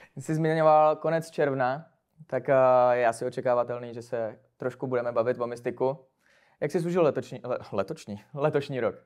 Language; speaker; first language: Czech; native; Czech